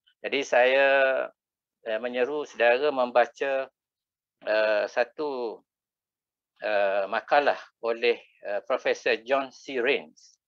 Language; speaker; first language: Malay; native; Malay